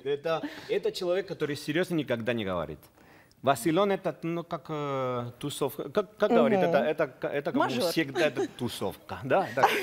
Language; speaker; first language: Russian; non-native, learner; Spanish